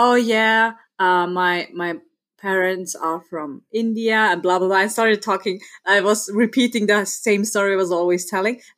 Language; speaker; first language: English; non-native, fluent; German